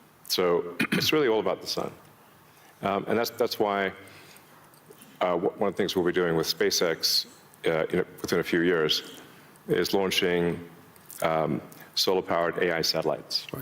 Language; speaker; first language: English; early bilingual, other home language; Afrikaans